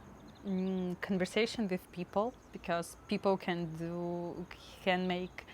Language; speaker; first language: English; non-native, learner; Russian